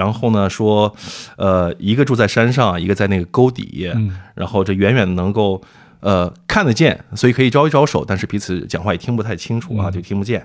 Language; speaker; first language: Chinese; native; Chinese